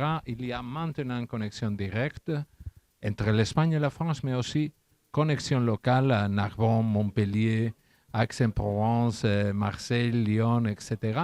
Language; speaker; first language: French; non-native, learner; Catalan